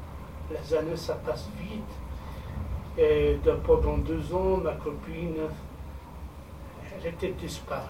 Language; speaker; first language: French; non-native, fluent; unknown